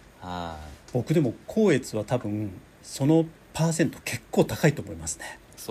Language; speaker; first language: Japanese; native; Japanese